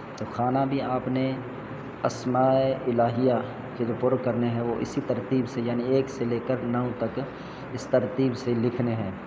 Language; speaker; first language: Urdu; non-native, local second language; Sindhi